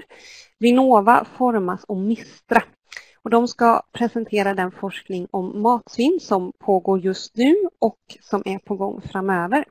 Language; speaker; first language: Swedish; native; Swedish